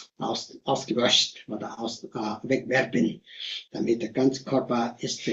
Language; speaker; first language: German; non-native, fluent; Tibetan